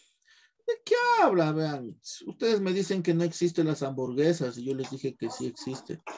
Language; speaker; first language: Spanish; native; Spanish